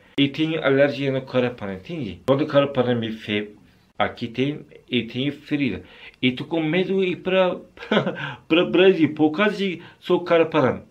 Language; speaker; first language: Portuguese; non-native, learner; Turkish